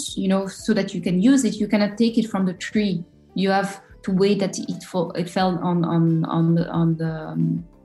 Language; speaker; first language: English; non-native, fluent; French